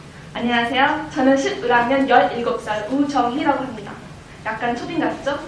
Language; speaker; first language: Korean; early bilingual, heritage; Korean